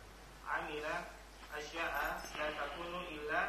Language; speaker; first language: Arabic; non-native, learner; Indonesian